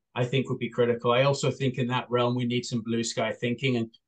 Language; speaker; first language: English; native; English